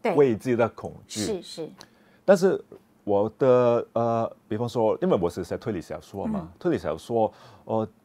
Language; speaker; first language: Chinese; non-native, local second language; Cantonese